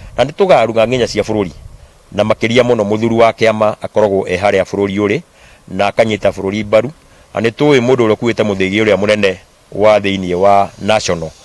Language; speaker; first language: Kikuyu; native; Kikuyu